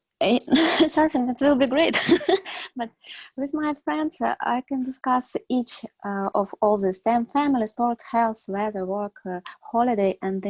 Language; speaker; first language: English; non-native, learner; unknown